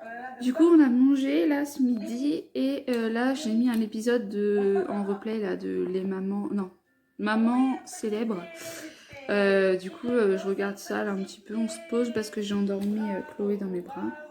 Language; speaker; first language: French; native; French